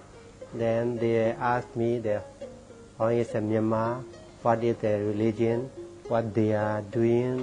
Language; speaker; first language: English; non-native, learner; Burmese